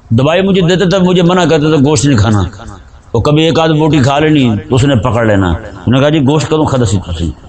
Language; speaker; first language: Urdu; non-native, local second language; Punjabi